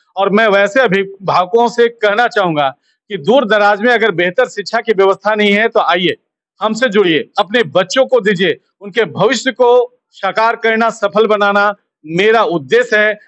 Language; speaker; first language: Hindi; native; Hindi